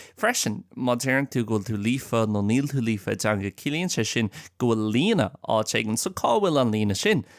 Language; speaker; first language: Irish; non-native, local second language; English